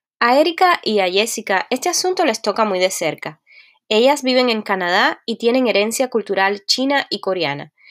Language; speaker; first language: Spanish; non-native, learner; Korean